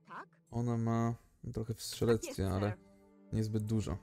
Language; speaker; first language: Polish; native; Polish